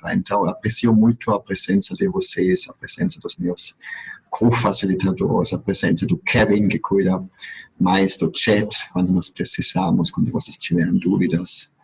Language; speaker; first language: Portuguese; non-native, fluent; German